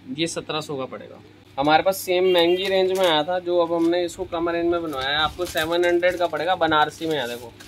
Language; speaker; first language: Hindi; native; Hindi